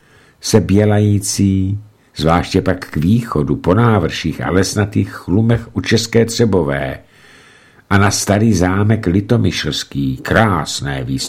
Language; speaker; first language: Czech; native; Czech